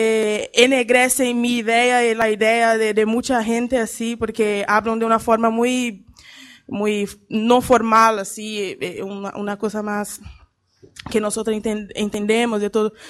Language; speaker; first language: Portuguese; early bilingual, heritage; Portuguese